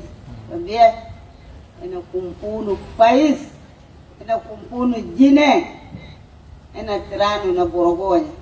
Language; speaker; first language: Portuguese; non-native, learner; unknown